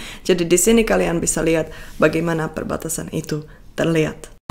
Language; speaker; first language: Indonesian; non-native, fluent; Czech